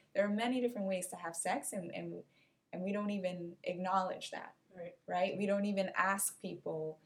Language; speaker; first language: English; non-native, fluent; Portuguese